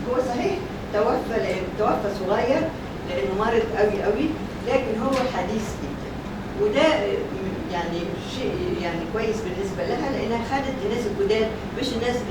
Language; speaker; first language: Arabic; native; Arabic